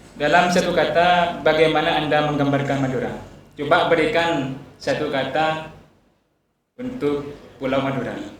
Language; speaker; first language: Indonesian; non-native, local second language; Madurese